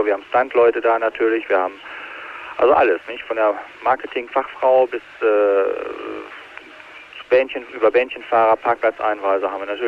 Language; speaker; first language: German; native; German